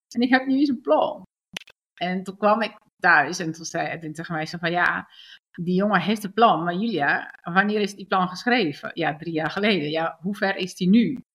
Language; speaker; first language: Dutch; early bilingual, other home language; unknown